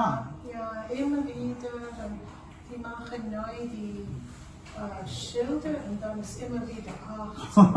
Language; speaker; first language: German; non-native, learner; English